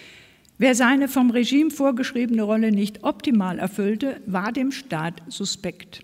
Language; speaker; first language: German; native; German